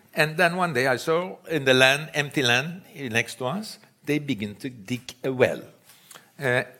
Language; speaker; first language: English; non-native, fluent; Turkish